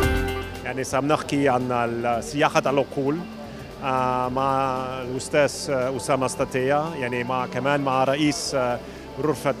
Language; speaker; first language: Arabic; non-native, fluent; German